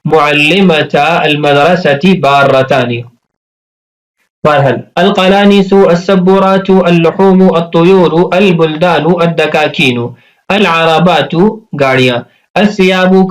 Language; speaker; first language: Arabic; non-native, fluent; Urdu